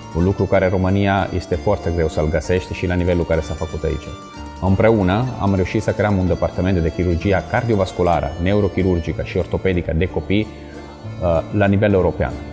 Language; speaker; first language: Romanian; non-native, fluent; Italian